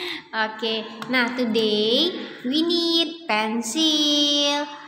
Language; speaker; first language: English; non-native, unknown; Indonesian